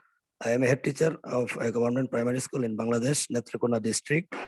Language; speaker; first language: English; non-native, learner; Bangla